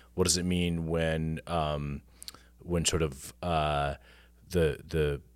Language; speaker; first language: English; non-native, fluent; Arabic